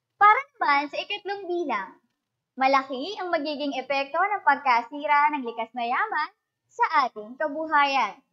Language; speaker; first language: Filipino; native; Filipino